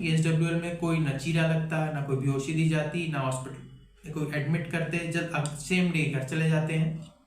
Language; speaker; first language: Hindi; native; Hindi